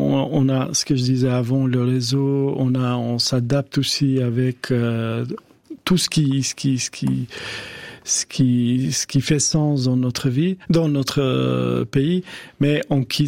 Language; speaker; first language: French; non-native, fluent; Albanian